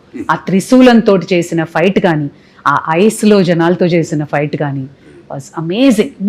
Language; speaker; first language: Telugu; native; Telugu